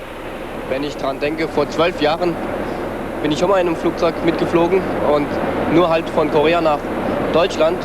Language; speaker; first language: German; early bilingual, other home language; Korean